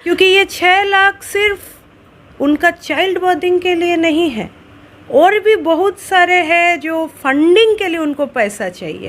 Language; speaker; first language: Hindi; non-native, local second language; Bangla